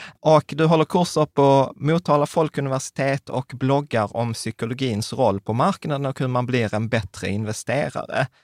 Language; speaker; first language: Swedish; early bilingual, other home language; Czech